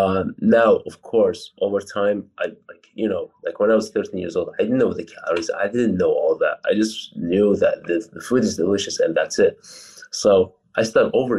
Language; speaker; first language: English; non-native, fluent; Arabic